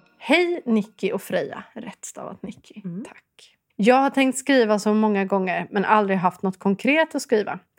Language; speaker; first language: Swedish; native; Swedish